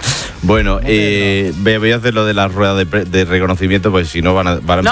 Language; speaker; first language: Spanish; native; Spanish